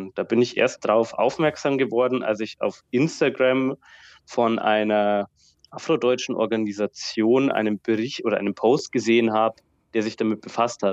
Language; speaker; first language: German; native; German